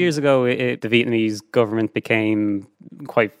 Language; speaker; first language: English; native; English